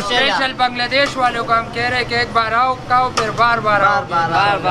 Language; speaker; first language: Hindi; non-native, local second language; Pashto